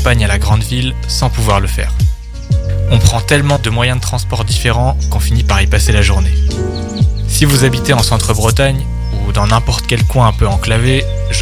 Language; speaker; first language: French; native; French